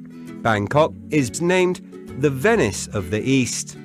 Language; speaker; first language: English; non-native, learner; Thai